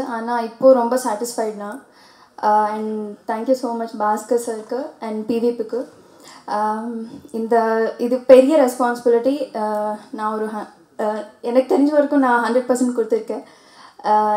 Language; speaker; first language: Tamil; non-native, fluent; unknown